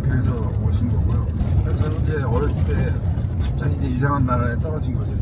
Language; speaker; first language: Korean; early bilingual, heritage; Korean